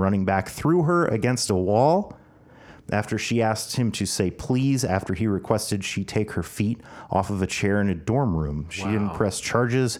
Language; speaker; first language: English; native; English